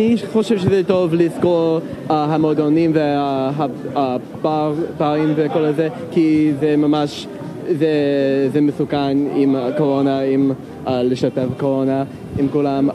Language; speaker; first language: Hebrew; non-native, learner; English